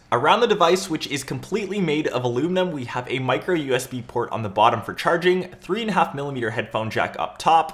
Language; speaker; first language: English; native; English